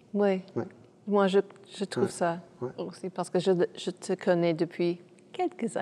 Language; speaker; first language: French; non-native, fluent; English